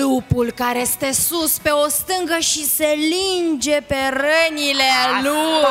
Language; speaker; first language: Romanian; native; Romanian